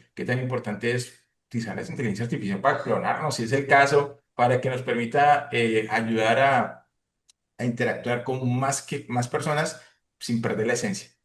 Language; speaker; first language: Spanish; native; Spanish